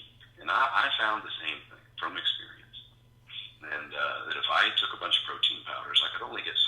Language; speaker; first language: English; native; English